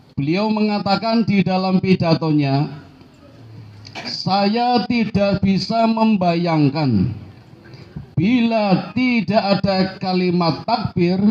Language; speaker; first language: Indonesian; non-native, local second language; Javanese